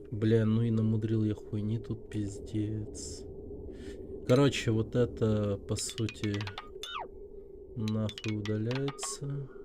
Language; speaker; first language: Russian; native; Russian